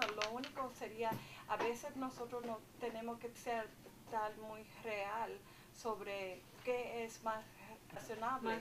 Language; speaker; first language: Spanish; early bilingual, heritage; Spanish